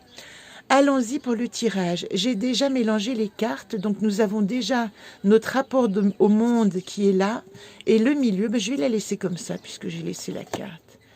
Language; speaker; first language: French; native; French